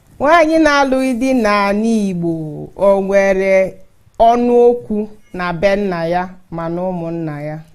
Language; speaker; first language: Igbo; native; Igbo